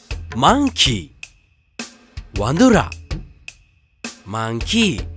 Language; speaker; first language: English; non-native, learner; Sinhala